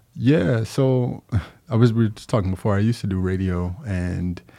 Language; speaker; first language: English; native; English